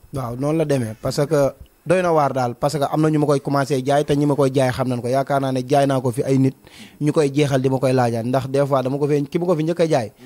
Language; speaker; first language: Wolof; native; Wolof